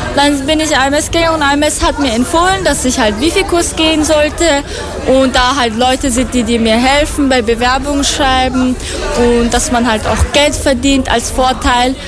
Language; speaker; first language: German; non-native, fluent; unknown